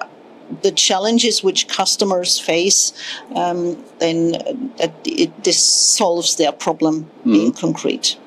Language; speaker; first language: English; non-native, fluent; German